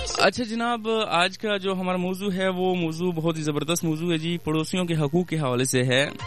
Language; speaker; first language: Urdu; non-native, local second language; Pashto